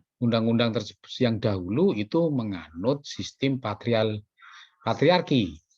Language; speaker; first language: Indonesian; native; Indonesian